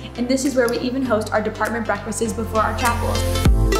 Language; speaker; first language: English; native; English